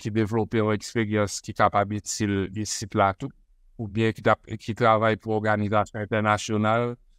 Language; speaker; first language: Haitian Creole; native; Haitian Creole